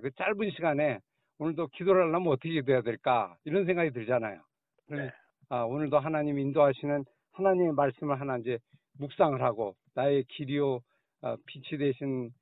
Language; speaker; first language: Korean; native; Korean